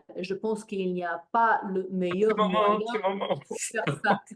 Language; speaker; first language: French; non-native, fluent; Slovenian